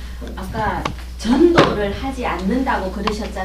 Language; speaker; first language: Korean; native; Korean